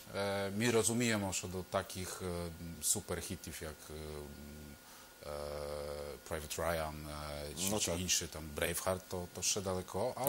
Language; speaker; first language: Ukrainian; non-native, fluent; Polish